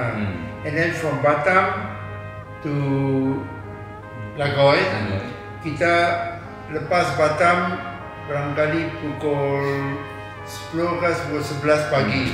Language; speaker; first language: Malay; non-native, local second language; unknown